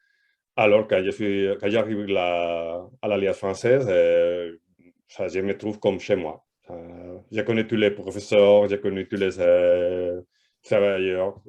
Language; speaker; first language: French; non-native, fluent; Spanish